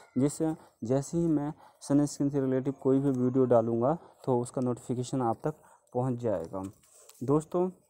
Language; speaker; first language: Hindi; native; Hindi